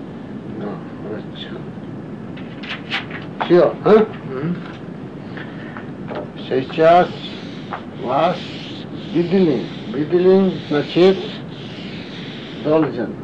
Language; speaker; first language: Russian; non-native, learner; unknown